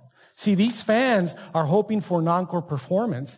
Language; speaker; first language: English; native; English